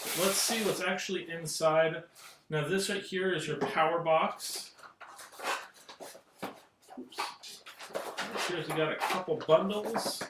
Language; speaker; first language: English; native; English